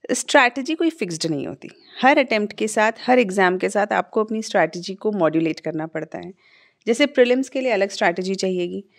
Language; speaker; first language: Hindi; native; Hindi